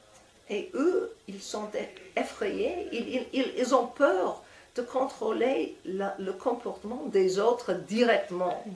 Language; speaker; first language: French; non-native, fluent; English